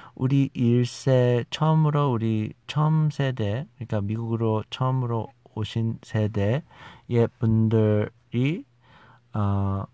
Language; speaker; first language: Korean; non-native, fluent; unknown